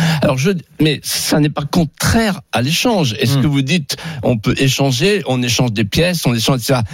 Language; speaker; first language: French; native; French